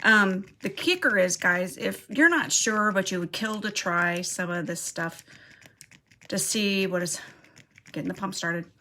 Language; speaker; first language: English; native; English